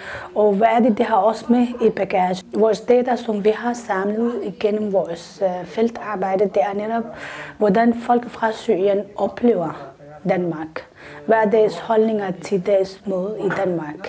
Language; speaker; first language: Danish; non-native, fluent; Arabic